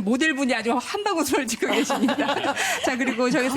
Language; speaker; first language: Korean; native; Korean